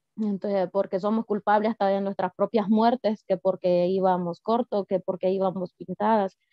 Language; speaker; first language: Spanish; native; Spanish